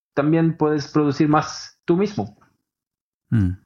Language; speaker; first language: Spanish; early bilingual, heritage; Norwegian